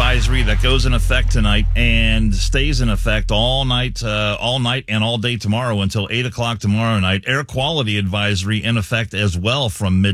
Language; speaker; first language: English; native; English